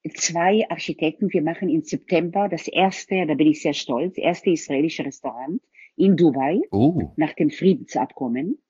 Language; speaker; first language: German; non-native, fluent; Hebrew